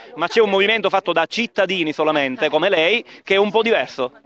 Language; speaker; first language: Italian; native; Italian